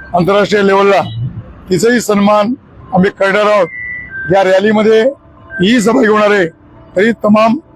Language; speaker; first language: Marathi; non-native, local second language; Lambadi